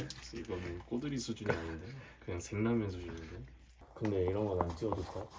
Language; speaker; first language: Korean; native; Korean